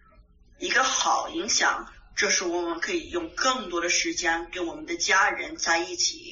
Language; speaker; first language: Chinese; early bilingual, heritage; Chinese